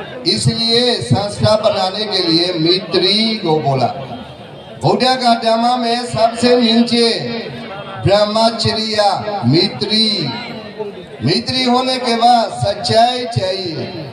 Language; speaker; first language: Hindi; non-native, learner; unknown